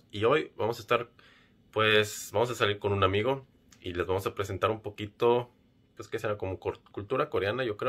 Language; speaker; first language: Spanish; native; Spanish